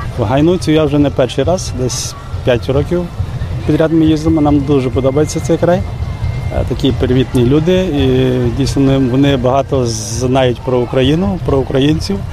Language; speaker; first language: Ukrainian; native; Ukrainian